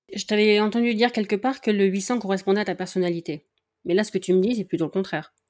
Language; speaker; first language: French; native; French